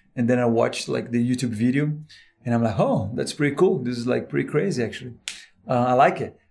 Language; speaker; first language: English; non-native, fluent; Portuguese